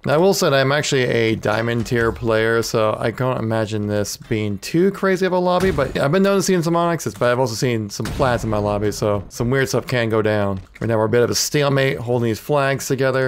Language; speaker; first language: English; native; English